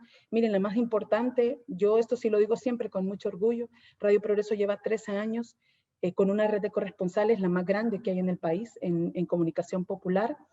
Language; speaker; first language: Spanish; native; Spanish